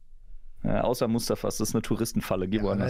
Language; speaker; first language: German; native; German